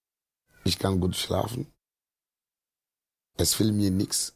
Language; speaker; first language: German; non-native, learner; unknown